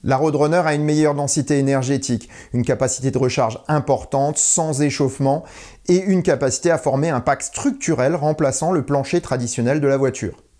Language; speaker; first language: French; native; French